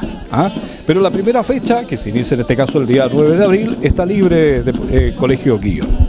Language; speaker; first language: Spanish; native; Spanish